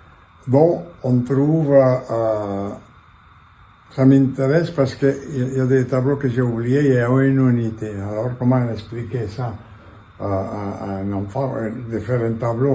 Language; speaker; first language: French; non-native, fluent; Catalan